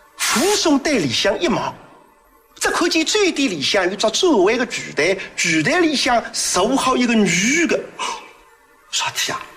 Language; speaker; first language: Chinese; native; Chinese